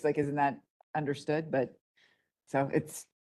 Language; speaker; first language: English; native; English